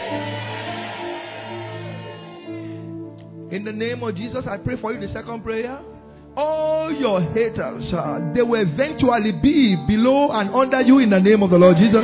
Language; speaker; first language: English; non-native, local second language; Yoruba